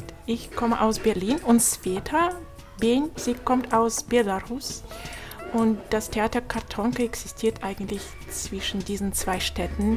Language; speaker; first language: German; non-native, fluent; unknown